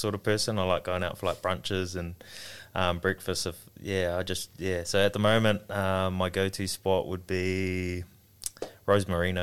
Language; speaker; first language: English; native; English